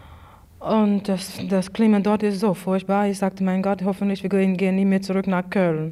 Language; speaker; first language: German; non-native, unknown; English